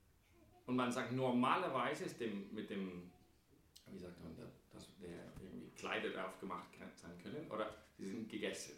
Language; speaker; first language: German; non-native, fluent; English